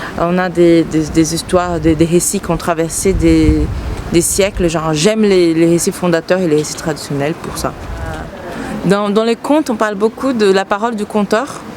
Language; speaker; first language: French; non-native, fluent; Portuguese